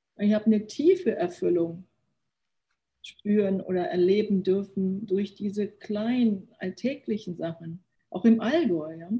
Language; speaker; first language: German; early bilingual, other home language; Korean